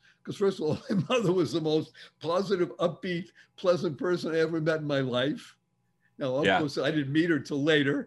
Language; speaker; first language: English; native; English